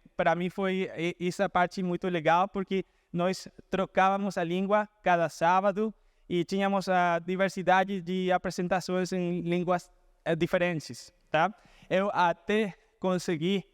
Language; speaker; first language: Portuguese; non-native, fluent; Spanish